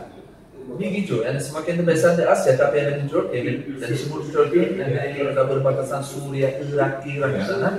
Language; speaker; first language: Indonesian; non-native, learner; Turkish